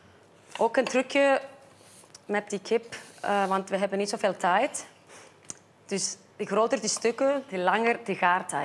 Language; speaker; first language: Dutch; non-native, fluent; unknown